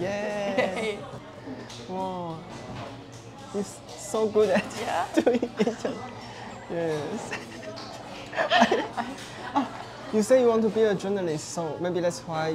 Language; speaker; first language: English; non-native, learner; Chinese